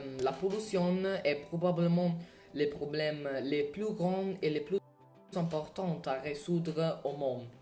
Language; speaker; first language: French; non-native, learner; Italian